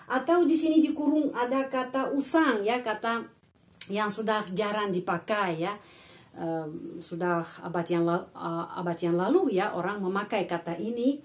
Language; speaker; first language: Indonesian; non-native, fluent; Russian